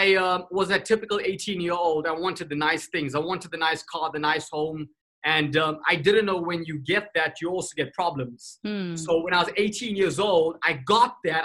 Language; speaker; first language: English; native; English